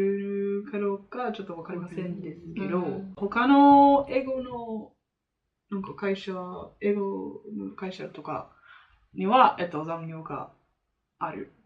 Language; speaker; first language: Japanese; non-native, learner; English